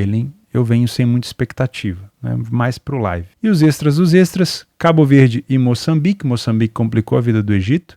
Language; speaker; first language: Portuguese; native; Portuguese